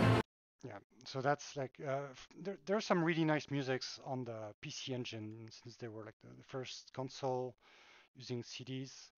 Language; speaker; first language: English; non-native, fluent; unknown